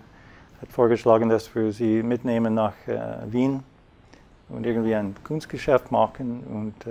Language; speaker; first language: German; non-native, fluent; English